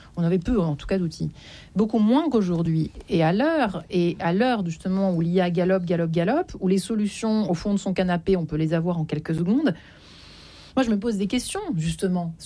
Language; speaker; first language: French; native; French